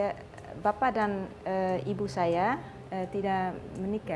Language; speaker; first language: Indonesian; non-native, learner; Dutch